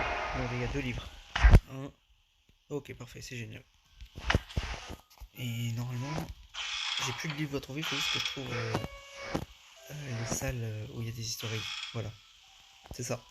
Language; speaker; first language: French; native; French